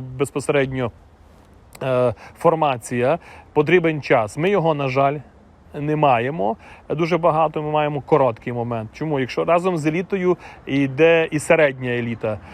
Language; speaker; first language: Ukrainian; native; Ukrainian